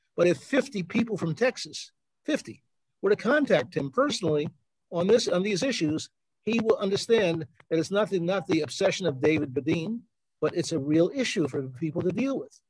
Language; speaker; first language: English; native; English